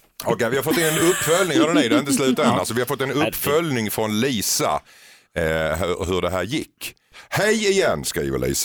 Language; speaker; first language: Swedish; native; Swedish